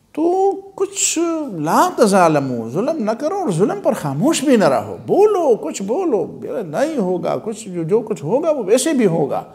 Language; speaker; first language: Urdu; non-native, local second language; Pashto